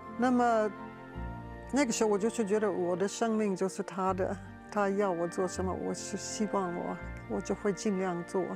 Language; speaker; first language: Chinese; non-native, fluent; English